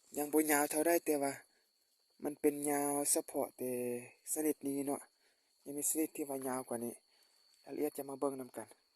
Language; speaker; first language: Lao; non-native, local second language; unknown